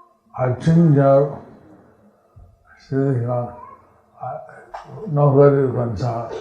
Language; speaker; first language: Spanish; non-native, learner; English